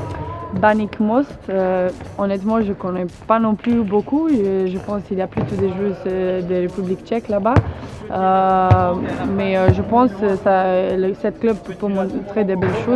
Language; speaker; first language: French; non-native, fluent; Slovenian